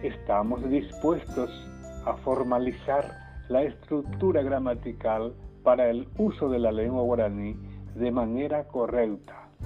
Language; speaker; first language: Spanish; non-native, local second language; Guarani